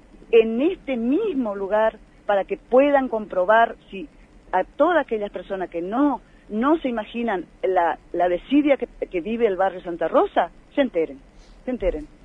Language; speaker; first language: Spanish; native; Spanish